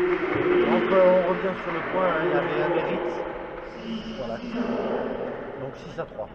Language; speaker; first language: French; native; French